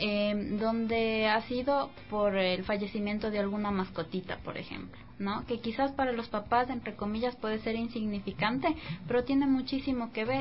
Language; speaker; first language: Spanish; native; Spanish